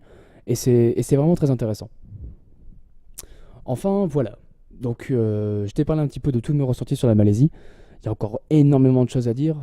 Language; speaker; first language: French; native; French